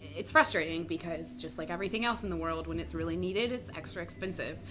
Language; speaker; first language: English; native; English